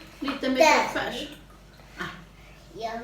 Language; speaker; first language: Swedish; non-native, learner; Thai